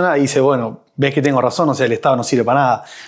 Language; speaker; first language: Spanish; native; Spanish